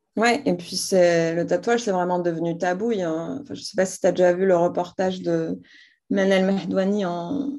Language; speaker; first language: French; non-native, local second language; Arabic